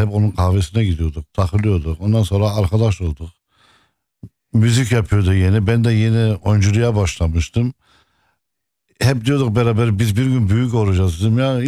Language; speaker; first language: Turkish; non-native, fluent; Arabic